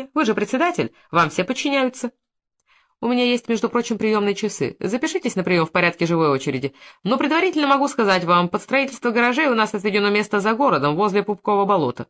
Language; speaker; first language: Russian; native; Russian